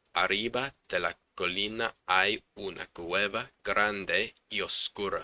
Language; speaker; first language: Spanish; non-native, learner; English